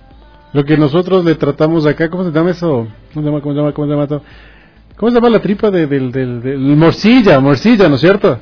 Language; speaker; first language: Spanish; native; Spanish